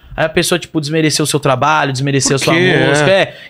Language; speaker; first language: Portuguese; native; Portuguese